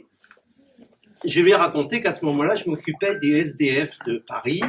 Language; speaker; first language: French; native; French